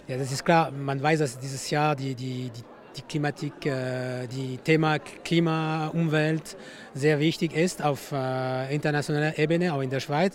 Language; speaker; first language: German; non-native, local second language; French